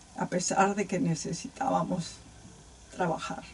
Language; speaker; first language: Spanish; native; Spanish